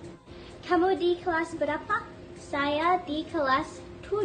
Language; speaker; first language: Indonesian; non-native, learner; English